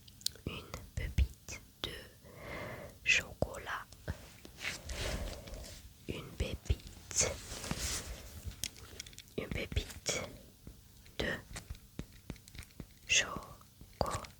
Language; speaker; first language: French; non-native, learner; German